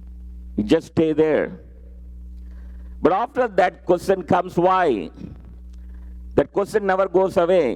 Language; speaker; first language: English; non-native, local second language; Telugu